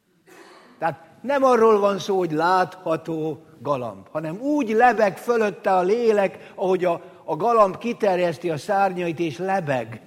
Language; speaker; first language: Hungarian; native; Hungarian